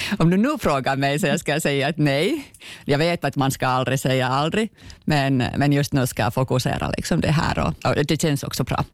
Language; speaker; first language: Swedish; non-native, local second language; Finnish